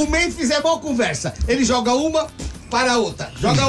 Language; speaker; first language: Portuguese; native; Portuguese